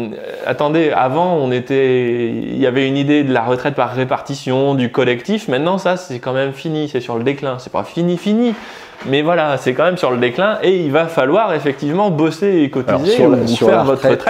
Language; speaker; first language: French; native; French